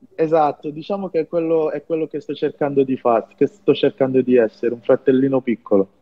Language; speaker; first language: Italian; non-native, fluent; French